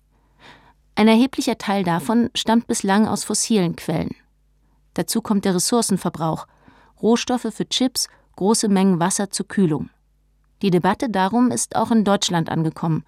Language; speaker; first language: German; native; German